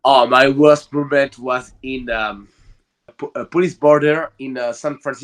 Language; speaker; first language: English; non-native, learner; French